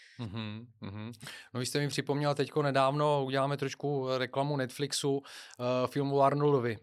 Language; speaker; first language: Czech; non-native, fluent; Bulgarian